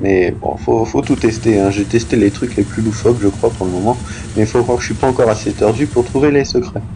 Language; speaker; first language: French; native; French